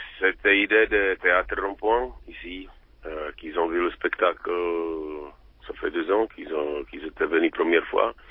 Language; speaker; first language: French; non-native, fluent; Czech